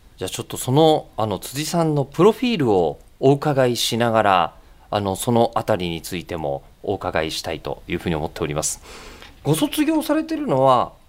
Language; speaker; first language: Japanese; native; Japanese